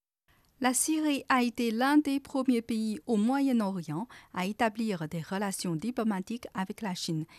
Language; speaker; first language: French; non-native, fluent; Chinese